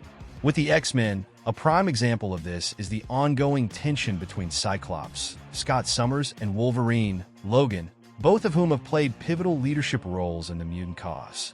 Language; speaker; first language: English; native; English